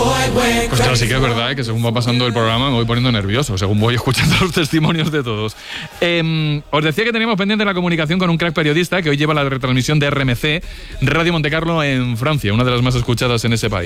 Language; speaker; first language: Spanish; native; Spanish